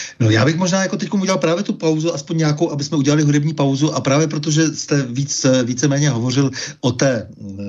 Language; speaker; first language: Czech; native; Czech